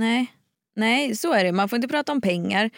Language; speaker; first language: Swedish; native; Swedish